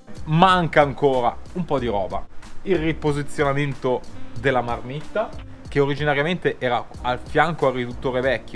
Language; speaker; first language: Italian; native; Italian